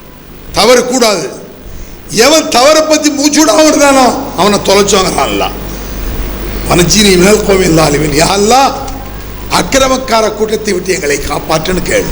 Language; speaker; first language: Tamil; native; Tamil